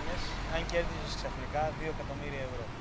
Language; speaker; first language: Greek; native; Greek